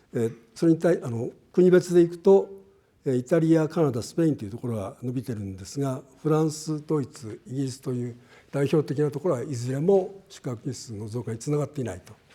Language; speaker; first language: Japanese; native; Japanese